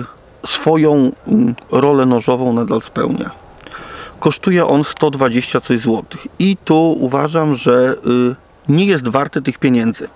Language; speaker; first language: Polish; native; Polish